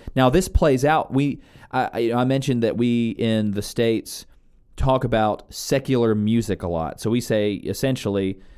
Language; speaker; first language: English; native; English